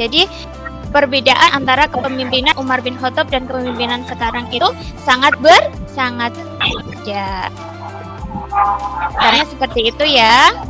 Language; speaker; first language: Indonesian; native; Indonesian